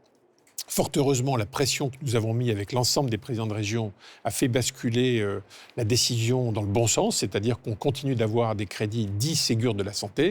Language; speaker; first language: French; native; French